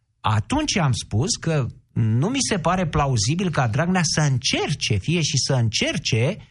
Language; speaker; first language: Romanian; native; Romanian